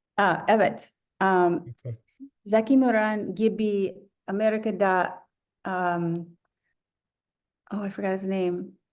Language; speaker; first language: Turkish; non-native, learner; English